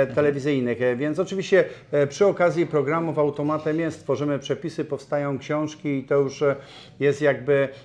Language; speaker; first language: Polish; native; Polish